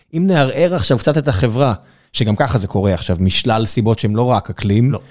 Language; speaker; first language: Hebrew; native; Hebrew